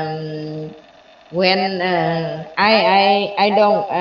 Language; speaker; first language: English; non-native, learner; Vietnamese